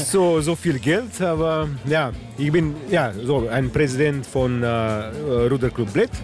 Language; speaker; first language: German; non-native, learner; Slovenian